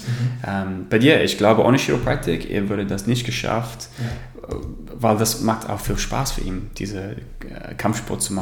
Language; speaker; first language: German; non-native, learner; English